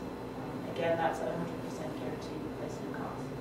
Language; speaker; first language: English; native; English